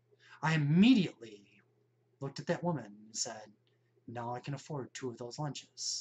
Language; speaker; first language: English; native; English